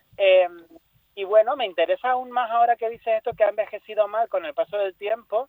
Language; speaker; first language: Spanish; native; Spanish